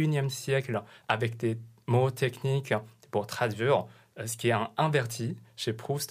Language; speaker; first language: French; non-native, fluent; Chinese